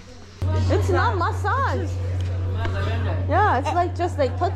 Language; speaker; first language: English; non-native, learner; Korean